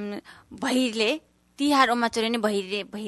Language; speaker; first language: Japanese; non-native, learner; Nepali